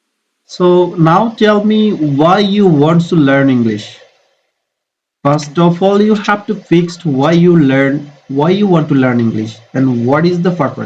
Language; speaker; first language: English; non-native, fluent; Bangla